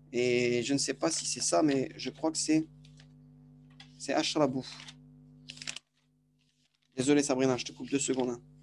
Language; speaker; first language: French; native; French